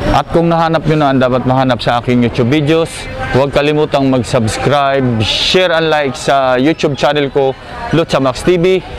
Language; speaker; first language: Filipino; non-native, local second language; Cebuano